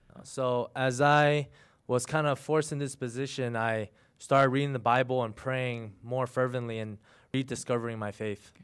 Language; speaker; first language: English; early bilingual, other home language; Chinese